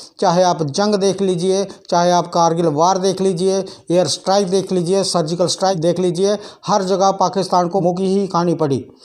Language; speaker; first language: Hindi; non-native, local second language; Dogri